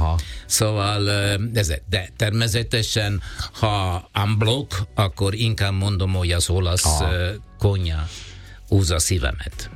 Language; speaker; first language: Hungarian; non-native, fluent; Italian